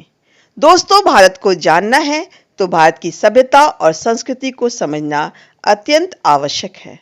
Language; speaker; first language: Hindi; native; Hindi